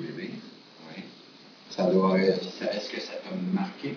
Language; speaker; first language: French; native; French